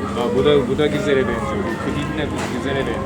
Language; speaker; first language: Turkish; non-native, fluent; Japanese